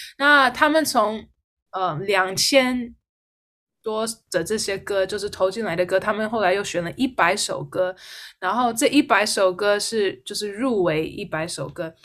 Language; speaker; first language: Chinese; early bilingual, heritage; Chinese